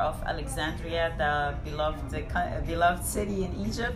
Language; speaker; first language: English; non-native, fluent; Arabic